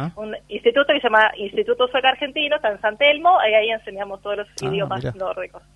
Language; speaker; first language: Spanish; non-native, fluent; Swedish